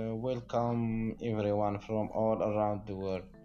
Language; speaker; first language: English; non-native, learner; Arabic